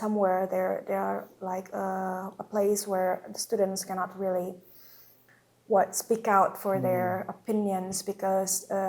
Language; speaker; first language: English; non-native, local second language; Indonesian